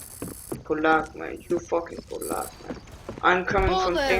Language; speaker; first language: English; non-native, learner; Danish